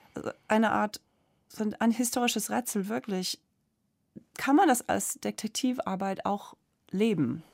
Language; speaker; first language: German; non-native, fluent; English